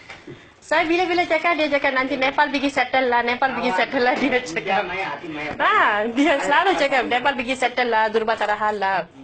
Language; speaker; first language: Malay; non-native, learner; Nepali